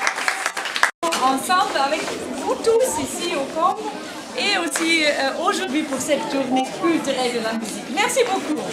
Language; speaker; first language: French; non-native, fluent; German